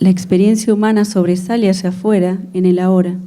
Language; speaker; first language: Spanish; native; Spanish